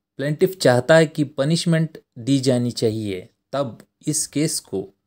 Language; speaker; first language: Hindi; native; Hindi